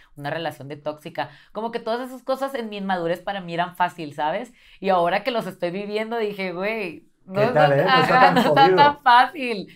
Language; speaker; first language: Spanish; native; Spanish